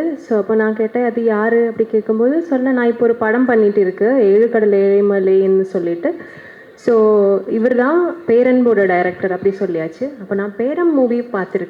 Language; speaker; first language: Tamil; non-native, learner; Malayalam